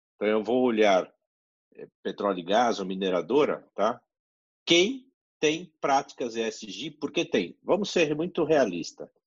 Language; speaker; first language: Portuguese; native; Portuguese